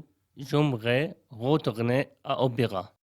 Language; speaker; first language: French; non-native, learner; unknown